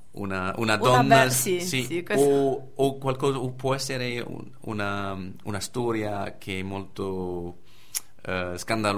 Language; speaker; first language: Italian; non-native, fluent; English